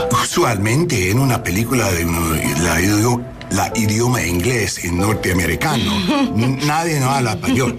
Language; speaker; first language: Spanish; non-native, learner; English